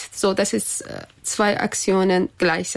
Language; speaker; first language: German; non-native, fluent; Persian